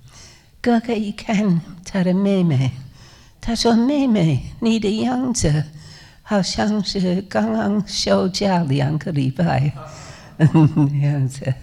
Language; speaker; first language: Chinese; non-native, fluent; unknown